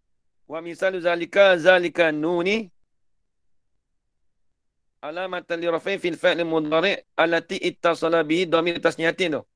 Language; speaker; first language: Arabic; non-native, fluent; Malay